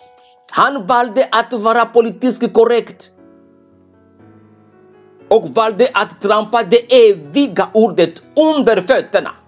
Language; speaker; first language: Swedish; non-native, fluent; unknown